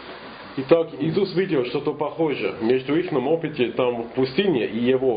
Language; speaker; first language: Russian; non-native, fluent; English